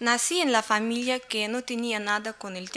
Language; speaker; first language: Spanish; non-native, learner; Russian